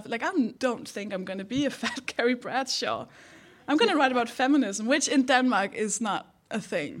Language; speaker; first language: English; non-native, fluent; Danish